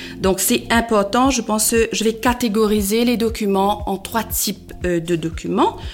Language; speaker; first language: French; non-native, local second language; Morisyen